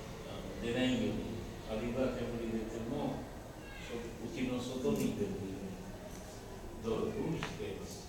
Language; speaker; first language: Japanese; non-native, learner; Bangla